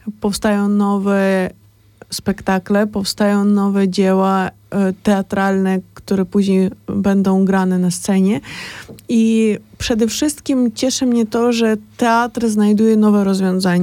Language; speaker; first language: Polish; non-native, fluent; Ukrainian